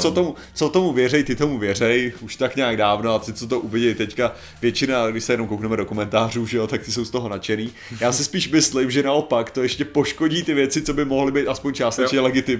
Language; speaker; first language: Czech; native; Czech